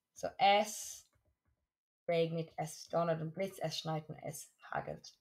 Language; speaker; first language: German; non-native, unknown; English